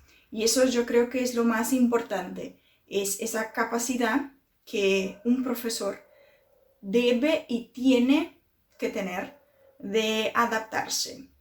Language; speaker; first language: Spanish; non-native, fluent; Portuguese